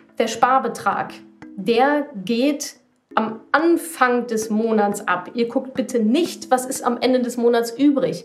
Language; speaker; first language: German; native; German